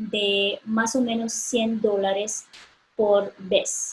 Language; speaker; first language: Spanish; non-native, fluent; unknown